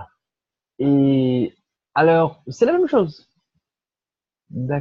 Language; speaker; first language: French; non-native, fluent; Portuguese